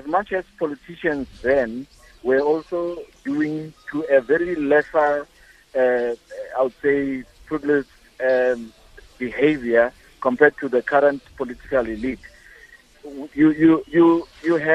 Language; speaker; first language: English; non-native, local second language; Tswana